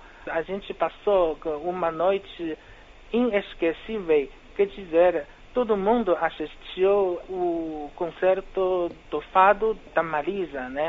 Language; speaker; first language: Portuguese; non-native, fluent; Chinese